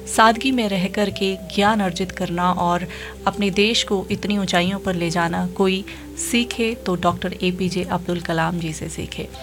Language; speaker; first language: Hindi; native; Hindi